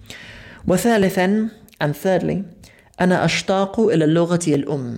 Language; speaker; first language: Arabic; non-native, fluent; English